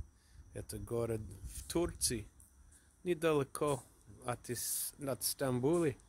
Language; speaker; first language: Russian; non-native, learner; English